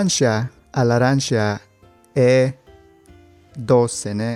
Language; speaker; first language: Portuguese; non-native, learner; Spanish